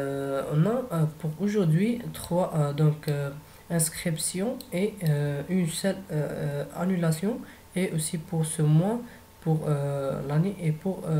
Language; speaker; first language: French; non-native, fluent; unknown